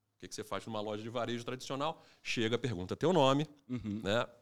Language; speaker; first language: Portuguese; native; Portuguese